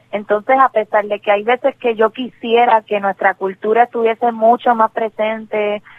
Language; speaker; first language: Spanish; native; Spanish